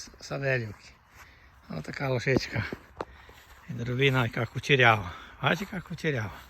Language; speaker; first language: Ukrainian; native; Ukrainian